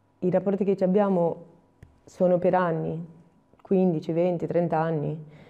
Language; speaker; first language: Italian; non-native, fluent; Romanian